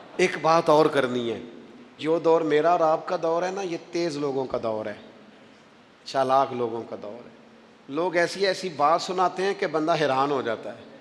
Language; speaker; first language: Urdu; non-native, local second language; Punjabi